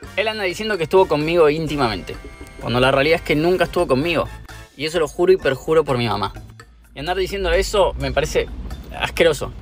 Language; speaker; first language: Spanish; native; Spanish